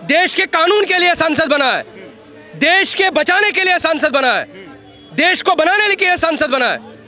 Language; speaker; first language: Hindi; native; Hindi